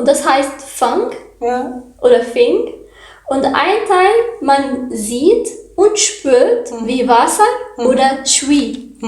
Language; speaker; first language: German; non-native, learner; Arabic